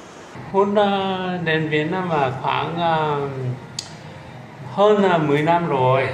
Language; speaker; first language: Vietnamese; non-native, fluent; Korean